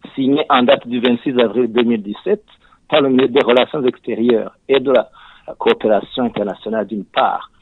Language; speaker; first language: French; non-native, local second language; Rundi